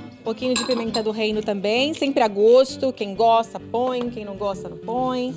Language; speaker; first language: Portuguese; native; Portuguese